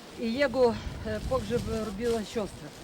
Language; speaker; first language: Ukrainian; non-native, local second language; Polish